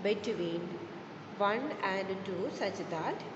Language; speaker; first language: English; non-native, local second language; Malayalam